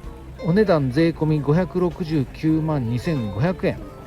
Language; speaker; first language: Japanese; native; Japanese